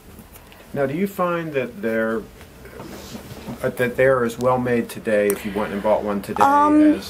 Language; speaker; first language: English; native; English